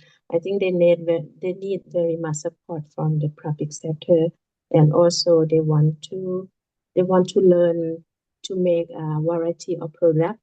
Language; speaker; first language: English; non-native, learner; Lao